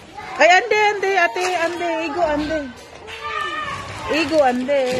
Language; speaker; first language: Korean; non-native, fluent; Filipino